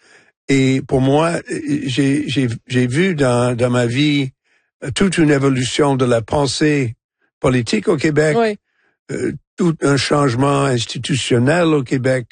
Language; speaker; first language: French; non-native, fluent; English